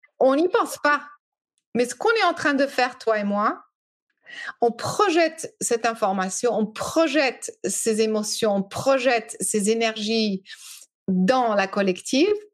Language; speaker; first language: French; early bilingual, other home language; English